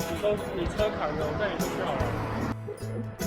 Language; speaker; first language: Chinese; native; Chinese